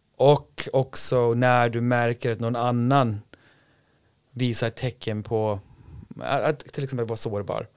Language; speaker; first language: Swedish; non-native, fluent; English